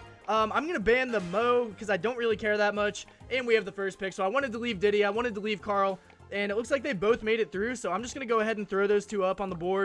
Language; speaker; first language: English; native; English